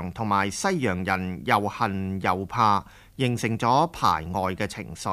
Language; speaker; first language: Chinese; non-native, local second language; Cantonese